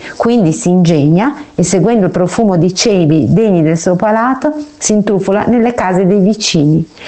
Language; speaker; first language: Italian; native; Italian